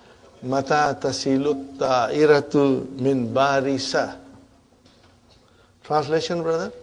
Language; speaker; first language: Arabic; non-native, fluent; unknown